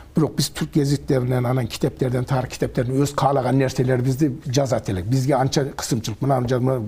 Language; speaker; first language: Kyrgyz; early bilingual, heritage; Kyrgyz